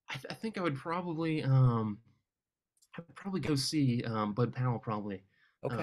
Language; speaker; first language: English; native; English